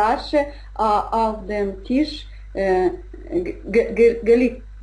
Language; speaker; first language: German; non-native, learner; Russian